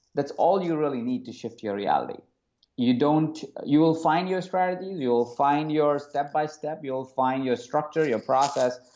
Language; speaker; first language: English; non-native, local second language; Hindi